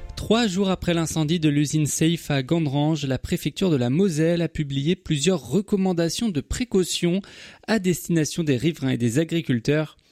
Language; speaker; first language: French; native; French